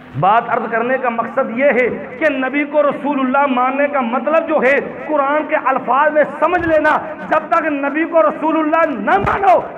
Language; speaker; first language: Urdu; non-native, local second language; Punjabi